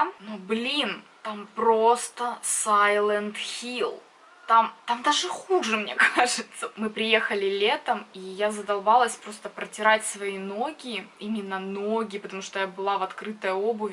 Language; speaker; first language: Russian; native; Russian